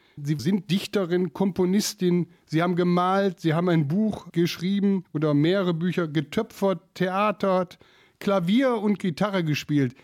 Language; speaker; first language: German; native; German